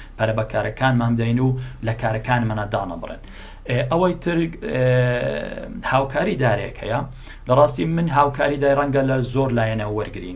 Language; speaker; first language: Central Kurdish; non-native, local second language; Assyrian Neo-Aramaic